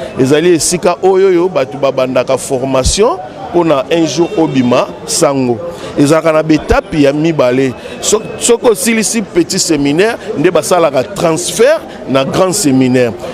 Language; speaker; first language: Lingala; native; Lingala